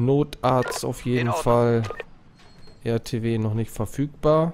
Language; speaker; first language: German; native; German